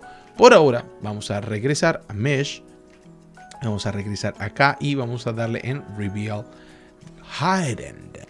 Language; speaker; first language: Spanish; native; Spanish